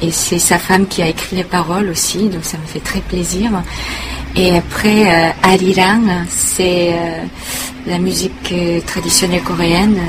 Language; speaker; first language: French; non-native, fluent; Korean